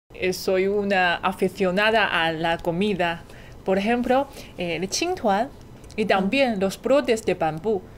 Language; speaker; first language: Spanish; non-native, learner; Chinese